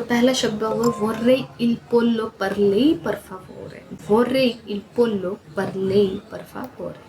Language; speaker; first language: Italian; non-native, learner; Bhojpuri